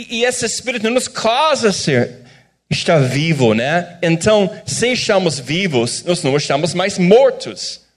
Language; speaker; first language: Portuguese; non-native, fluent; English